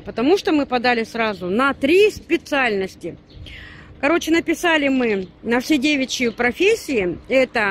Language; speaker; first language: Russian; native; Russian